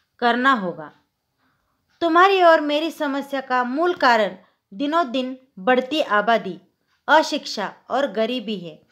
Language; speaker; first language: Hindi; non-native, local second language; Marathi